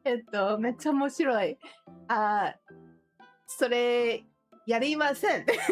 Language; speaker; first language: Japanese; non-native, learner; English